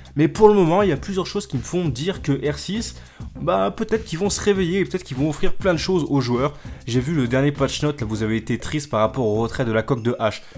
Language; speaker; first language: French; native; French